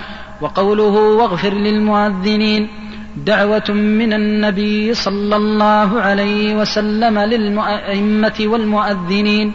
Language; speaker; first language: Arabic; native; Arabic